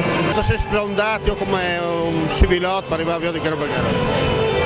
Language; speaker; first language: Italian; native; Italian